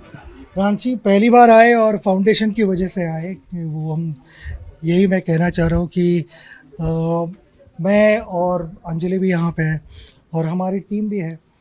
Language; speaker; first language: Hindi; non-native, local second language; Marathi